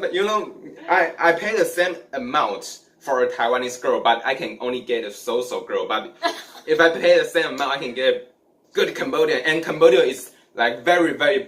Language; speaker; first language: English; non-native, learner; Chinese